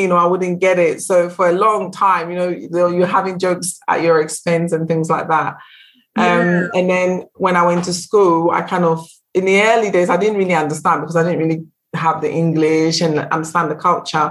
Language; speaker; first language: English; native; English